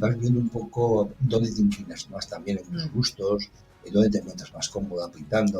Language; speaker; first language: Spanish; native; Spanish